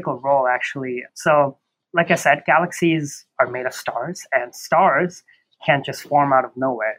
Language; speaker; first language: English; non-native, local second language; Bangla